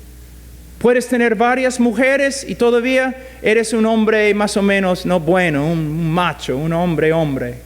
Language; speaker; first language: Spanish; non-native, fluent; English